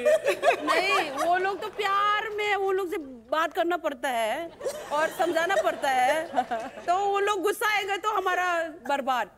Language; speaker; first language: Hindi; non-native, learner; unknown